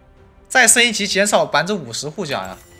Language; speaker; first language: Chinese; native; Chinese